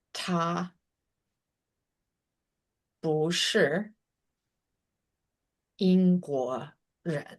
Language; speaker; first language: Chinese; non-native, fluent; English